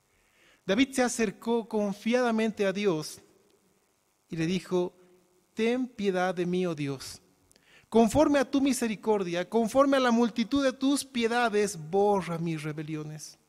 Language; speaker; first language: Spanish; native; Spanish